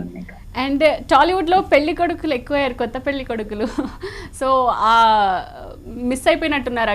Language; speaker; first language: Telugu; native; Telugu